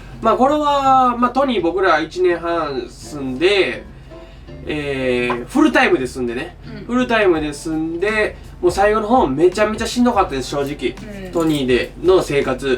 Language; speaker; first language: Japanese; native; Japanese